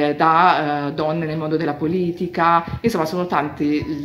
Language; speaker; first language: Italian; native; Italian